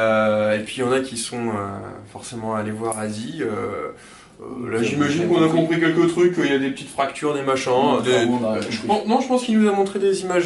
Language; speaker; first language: French; native; French